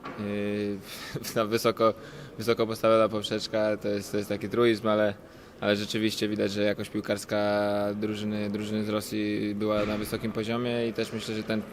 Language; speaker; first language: Polish; native; Polish